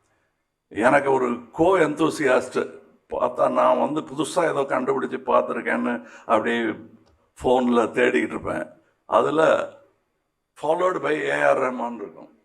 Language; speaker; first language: Tamil; native; Tamil